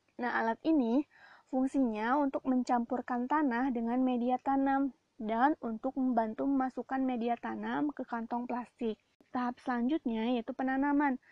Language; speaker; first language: Indonesian; native; Indonesian